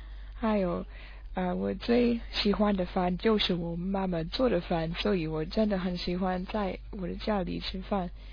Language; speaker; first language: Chinese; non-native, learner; English